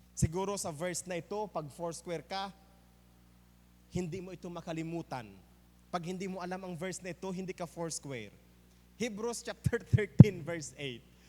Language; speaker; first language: Filipino; native; Filipino